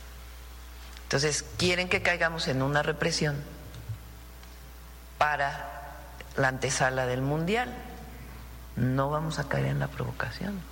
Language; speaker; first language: Spanish; native; Spanish